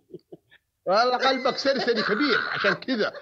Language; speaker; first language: Arabic; native; Arabic